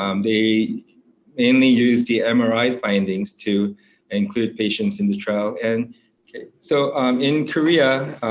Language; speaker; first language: English; non-native, fluent; Korean